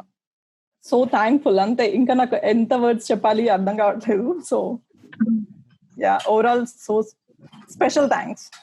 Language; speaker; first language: Telugu; early bilingual, heritage; Telugu